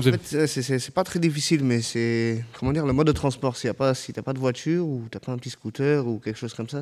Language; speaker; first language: French; native; French